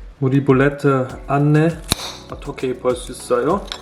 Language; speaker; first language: Korean; non-native, learner; German